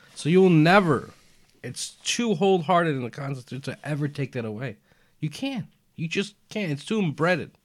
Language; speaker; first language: English; early bilingual, other home language; Albanian